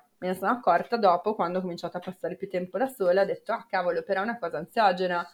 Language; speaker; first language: Italian; native; Italian